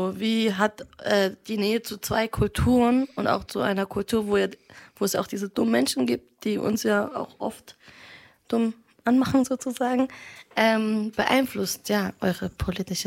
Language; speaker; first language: German; early bilingual, other home language; Arabic